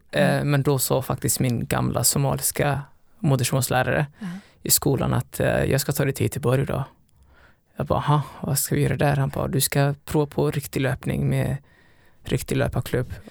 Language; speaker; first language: Swedish; early bilingual, other home language; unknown